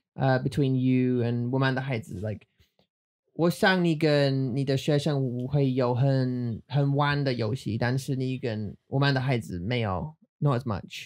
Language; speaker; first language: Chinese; non-native, learner; English